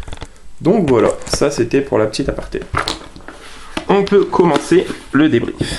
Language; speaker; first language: French; native; French